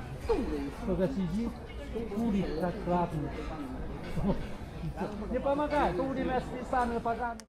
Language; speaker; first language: Russian; non-native, learner; Chinese